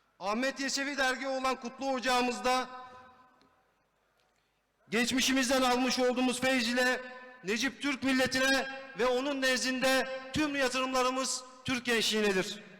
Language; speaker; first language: Turkish; native; Turkish